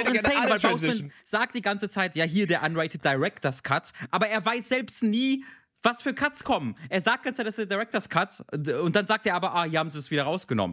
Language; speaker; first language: German; native; German